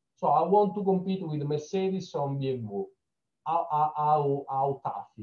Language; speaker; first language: English; non-native, fluent; Italian